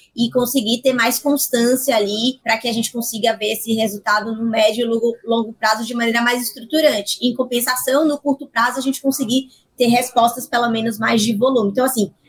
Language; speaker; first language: Portuguese; native; Portuguese